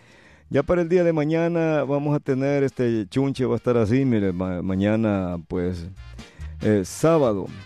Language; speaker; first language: Spanish; native; Spanish